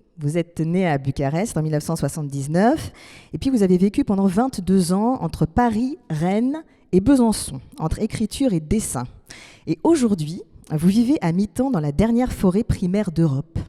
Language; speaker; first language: French; native; French